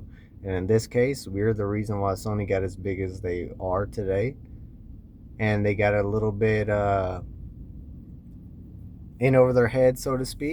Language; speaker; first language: English; native; English